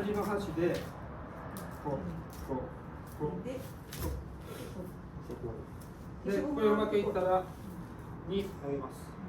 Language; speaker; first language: Japanese; non-native, fluent; French